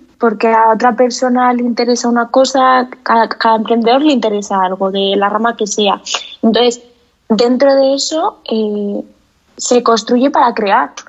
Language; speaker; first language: Spanish; native; Spanish